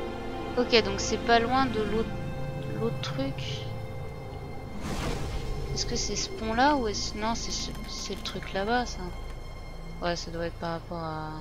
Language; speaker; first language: French; native; French